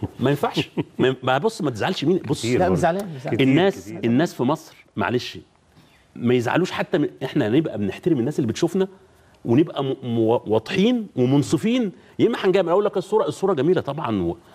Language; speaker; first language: Arabic; native; Arabic